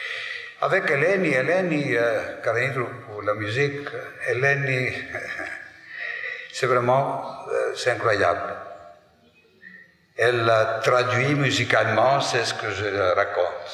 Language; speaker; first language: French; non-native, fluent; Greek